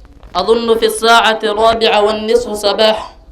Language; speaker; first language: Arabic; non-native, learner; Somali